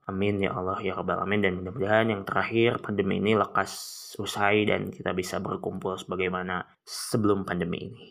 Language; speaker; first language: Indonesian; non-native, local second language; Sundanese